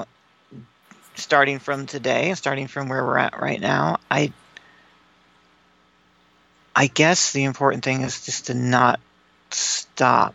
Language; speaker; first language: English; native; English